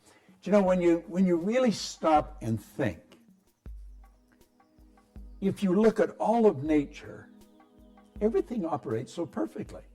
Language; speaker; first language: English; native; English